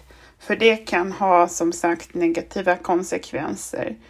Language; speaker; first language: Swedish; non-native, fluent; German